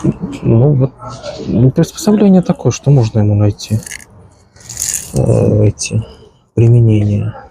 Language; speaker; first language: Russian; native; Russian